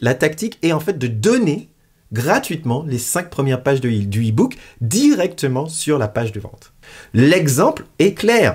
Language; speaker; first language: French; native; French